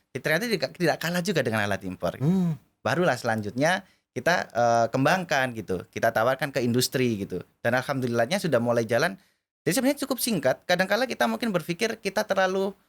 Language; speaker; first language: Indonesian; native; Indonesian